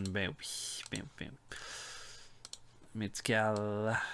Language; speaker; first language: French; native; French